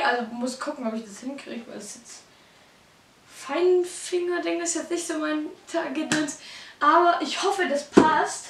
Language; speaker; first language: German; native; German